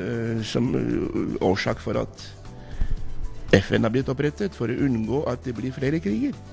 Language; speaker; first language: Norwegian; non-native, fluent; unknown